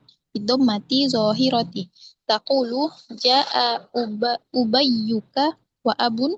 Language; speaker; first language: Arabic; non-native, learner; Indonesian